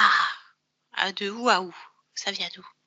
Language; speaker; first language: French; native; French